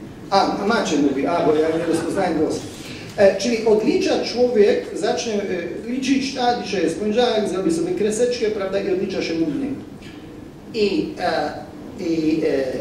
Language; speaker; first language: Polish; non-native, fluent; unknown